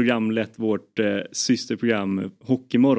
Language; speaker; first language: Swedish; native; Swedish